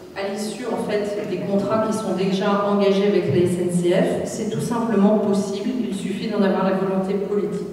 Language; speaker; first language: French; native; French